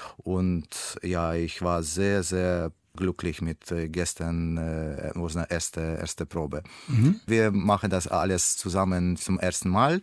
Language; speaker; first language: German; non-native, learner; Russian